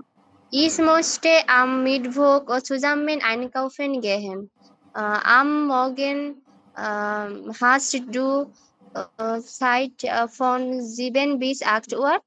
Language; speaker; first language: German; non-native, learner; Bangla